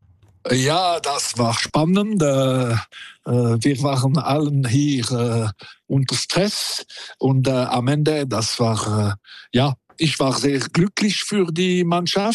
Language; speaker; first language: German; non-native, learner; French